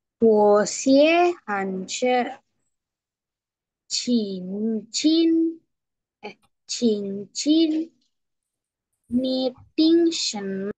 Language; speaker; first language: Chinese; non-native, learner; Indonesian